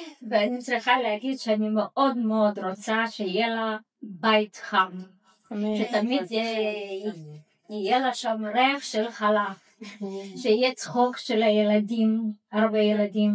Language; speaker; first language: Hebrew; non-native, fluent; Russian